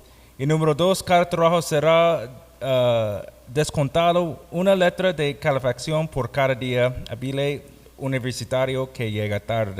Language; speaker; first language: Spanish; non-native, fluent; English